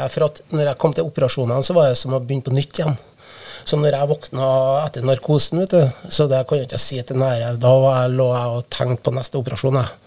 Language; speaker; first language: Norwegian; native; Norwegian